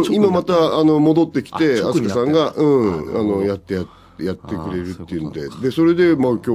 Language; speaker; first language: Japanese; native; Japanese